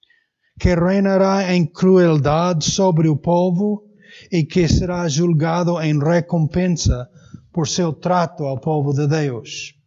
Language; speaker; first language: Portuguese; native; Portuguese